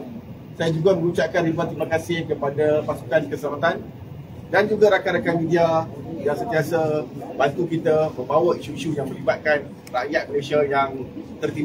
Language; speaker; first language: Malay; native; Malay